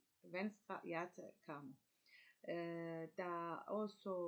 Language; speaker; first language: Danish; non-native, learner; Arabic